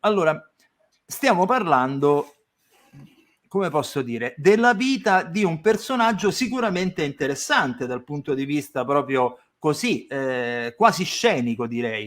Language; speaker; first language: Italian; native; Italian